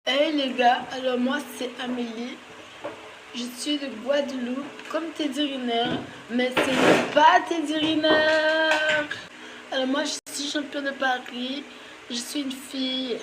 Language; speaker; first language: French; native; French